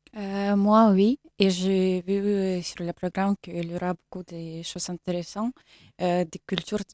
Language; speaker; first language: French; non-native, learner; Russian